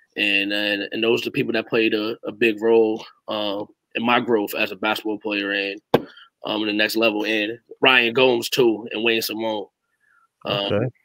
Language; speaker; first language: English; native; English